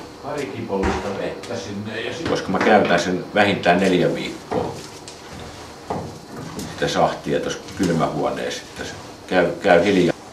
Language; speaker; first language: Finnish; native; Finnish